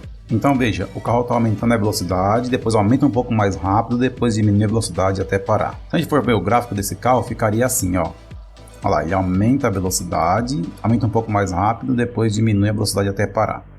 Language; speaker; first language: Portuguese; native; Portuguese